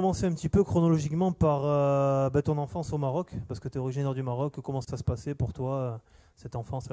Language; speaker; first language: French; native; French